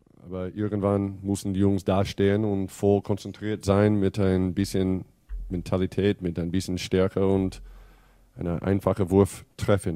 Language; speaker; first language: German; non-native, fluent; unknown